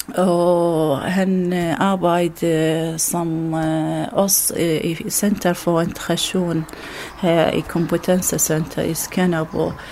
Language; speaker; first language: Danish; non-native, learner; Arabic